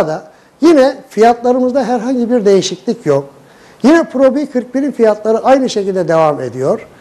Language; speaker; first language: Turkish; native; Turkish